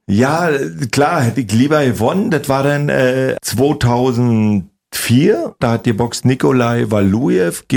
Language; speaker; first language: German; native; German